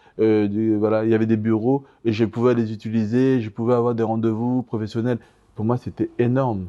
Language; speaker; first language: French; early bilingual, other home language; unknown